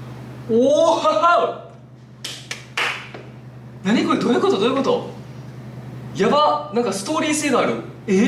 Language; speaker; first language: Japanese; native; Japanese